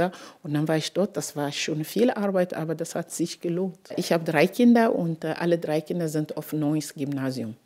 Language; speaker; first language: German; non-native, fluent; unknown